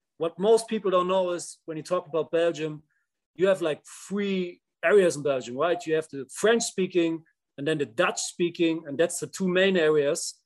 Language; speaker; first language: English; non-native, fluent; Dutch